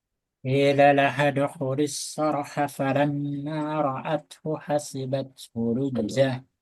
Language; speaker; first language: Arabic; non-native, fluent; Indonesian